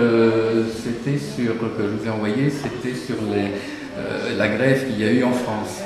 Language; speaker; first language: French; native; French